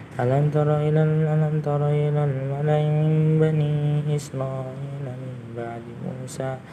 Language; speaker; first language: Arabic; non-native, learner; Indonesian